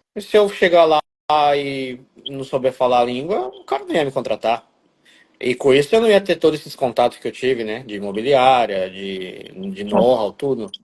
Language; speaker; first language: Portuguese; native; Portuguese